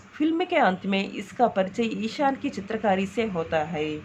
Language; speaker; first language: Hindi; non-native, local second language; Telugu